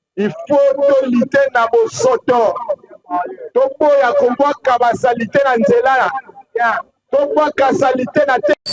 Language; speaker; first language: Lingala; native; Lingala